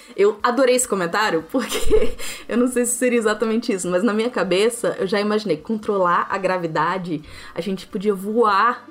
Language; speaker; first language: Portuguese; native; Portuguese